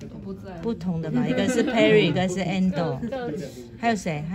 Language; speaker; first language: Chinese; native; Chinese